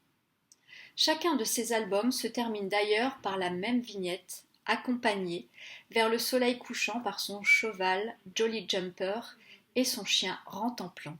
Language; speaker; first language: French; native; French